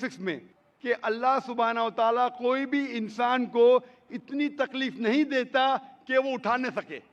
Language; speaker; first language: Hindi; native; Hindi